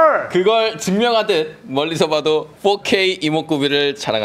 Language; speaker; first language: Korean; native; Korean